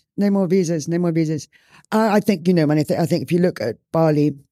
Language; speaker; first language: English; native; English